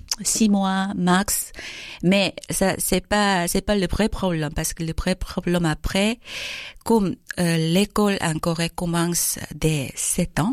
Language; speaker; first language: French; non-native, learner; Korean